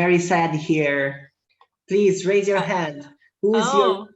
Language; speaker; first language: English; non-native, fluent; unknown